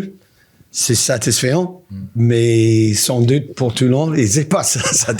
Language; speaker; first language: French; non-native, learner; English